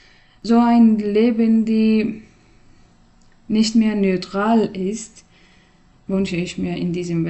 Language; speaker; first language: German; non-native, learner; Persian